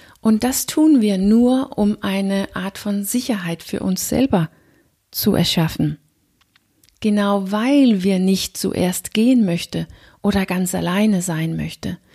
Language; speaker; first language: German; non-native, fluent; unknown